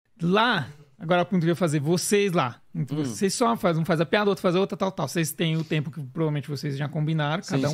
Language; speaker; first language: Portuguese; native; Portuguese